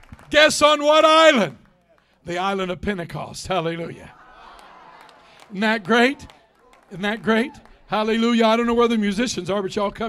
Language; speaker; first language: English; native; English